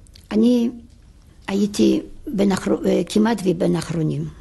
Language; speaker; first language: Hebrew; non-native, fluent; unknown